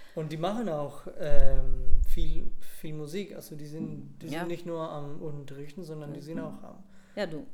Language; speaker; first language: German; non-native, fluent; Spanish